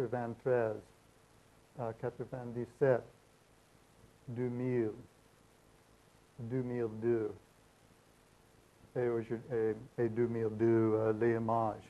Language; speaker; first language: French; non-native, learner; English